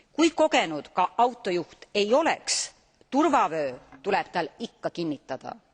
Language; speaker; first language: Estonian; native; Estonian